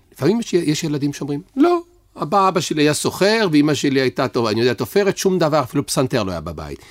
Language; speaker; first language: Hebrew; native; Hebrew